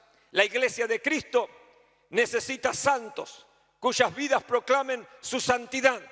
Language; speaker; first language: Spanish; native; Spanish